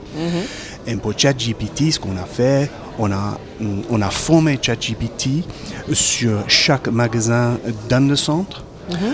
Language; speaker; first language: French; non-native, fluent; English